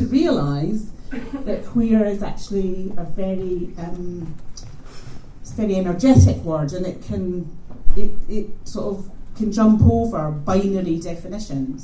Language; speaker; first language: English; native; English